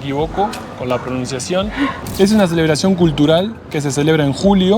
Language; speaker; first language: Spanish; native; Spanish